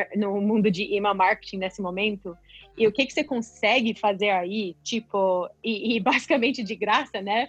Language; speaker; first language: Portuguese; non-native, fluent; English